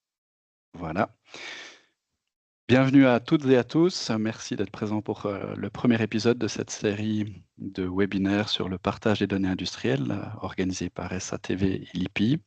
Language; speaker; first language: French; native; French